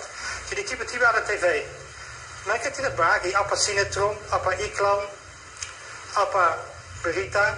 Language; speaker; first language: Indonesian; non-native, fluent; Dutch